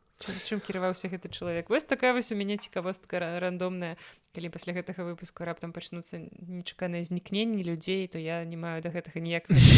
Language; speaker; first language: Belarusian; non-native, local second language; Russian